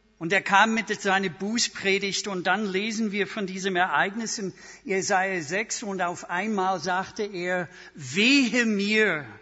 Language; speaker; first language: German; non-native, fluent; English